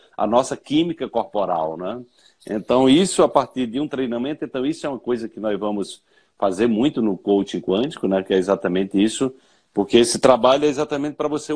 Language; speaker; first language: Portuguese; native; Portuguese